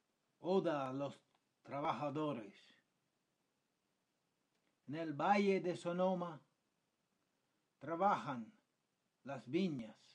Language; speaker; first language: Spanish; non-native, fluent; English